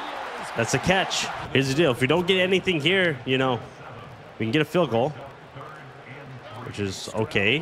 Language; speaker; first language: English; native; English